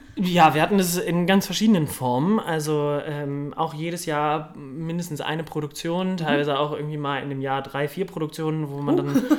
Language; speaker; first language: German; native; German